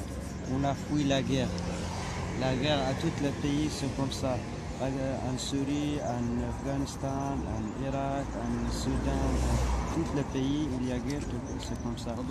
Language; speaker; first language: French; non-native, learner; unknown